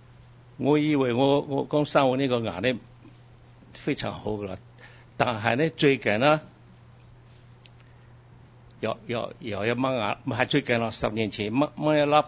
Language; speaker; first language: Cantonese; early bilingual, heritage; Cantonese